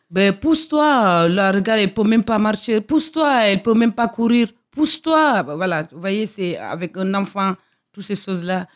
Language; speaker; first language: French; non-native, local second language; Fula